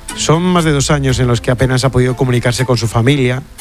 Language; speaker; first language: Spanish; native; Spanish